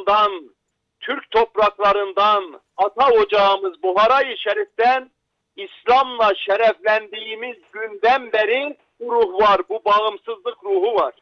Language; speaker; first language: Turkish; native; Turkish